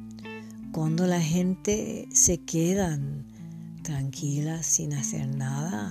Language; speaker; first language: Spanish; non-native, fluent; English